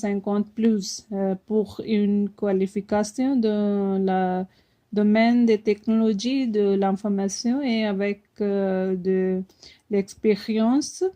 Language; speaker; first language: French; non-native, fluent; Punjabi